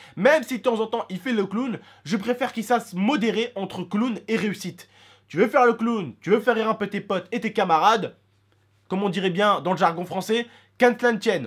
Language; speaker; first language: French; native; French